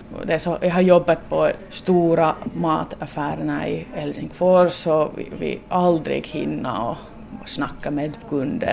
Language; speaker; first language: Swedish; non-native, local second language; Finnish